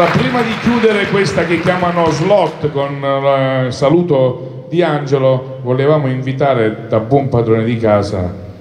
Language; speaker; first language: Italian; native; Italian